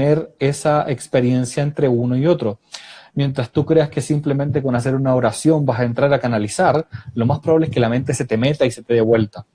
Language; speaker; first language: Spanish; native; Spanish